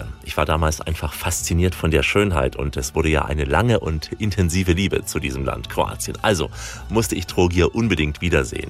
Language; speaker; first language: German; native; German